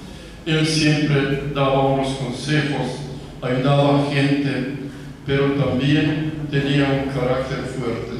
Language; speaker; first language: Spanish; non-native, fluent; Croatian